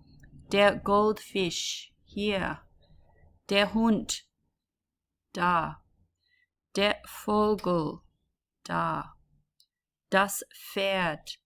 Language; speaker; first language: German; non-native, learner; English